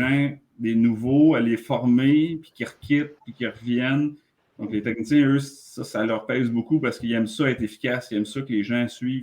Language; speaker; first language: French; native; French